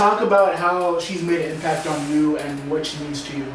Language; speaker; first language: English; native; English